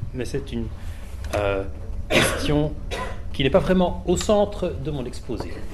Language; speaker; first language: French; native; French